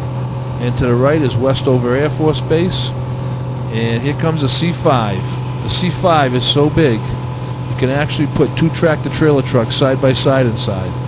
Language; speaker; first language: English; native; English